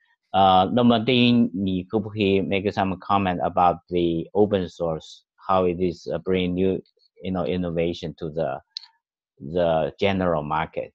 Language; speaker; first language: English; non-native, fluent; Chinese